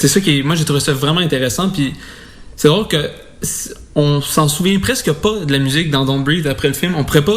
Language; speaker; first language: French; native; French